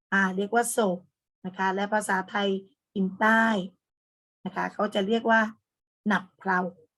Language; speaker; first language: Thai; native; Thai